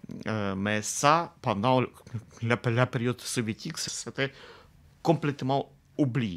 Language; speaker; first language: French; non-native, fluent; Russian